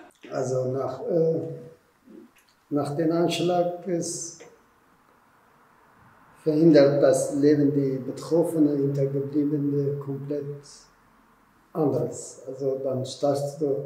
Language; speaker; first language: German; non-native, fluent; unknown